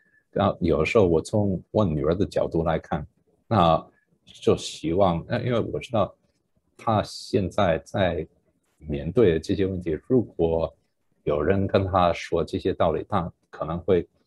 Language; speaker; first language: Chinese; non-native, fluent; English